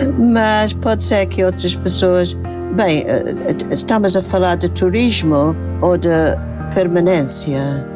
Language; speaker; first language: Portuguese; non-native, fluent; English